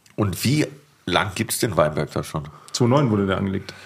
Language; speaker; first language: German; native; German